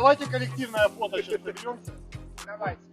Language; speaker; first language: Russian; native; Russian